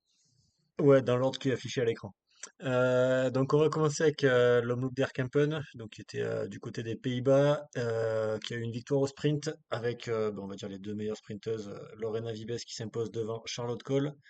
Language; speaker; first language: French; native; French